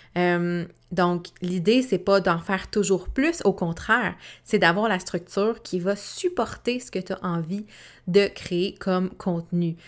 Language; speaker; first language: French; native; French